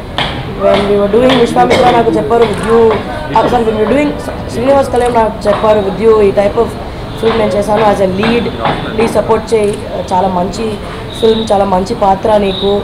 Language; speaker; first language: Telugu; non-native, fluent; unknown